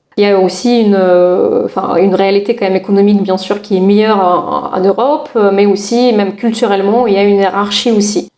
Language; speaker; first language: French; non-native, fluent; Russian